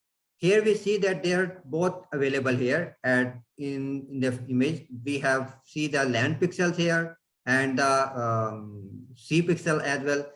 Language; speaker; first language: English; non-native, fluent; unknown